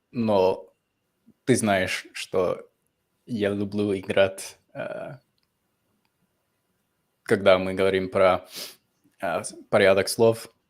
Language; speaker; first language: Russian; non-native, fluent; English